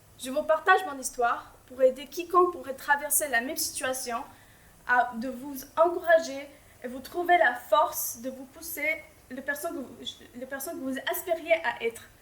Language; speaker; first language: French; non-native, fluent; Albanian